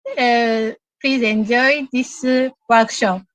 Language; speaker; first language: English; non-native, learner; Japanese